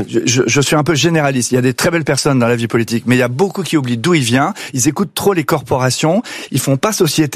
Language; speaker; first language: French; native; French